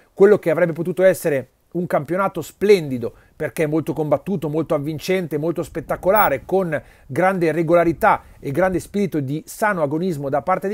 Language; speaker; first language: Italian; native; Italian